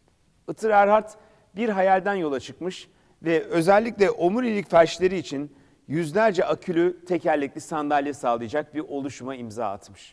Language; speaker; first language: Turkish; native; Turkish